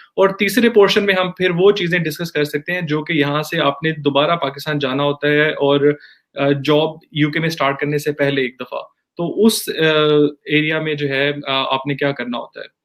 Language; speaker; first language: Urdu; non-native, local second language; Punjabi